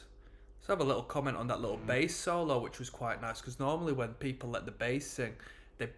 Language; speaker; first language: English; native; English